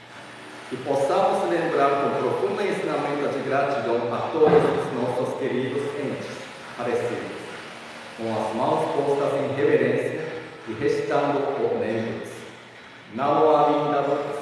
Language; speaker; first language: Portuguese; non-native, fluent; Japanese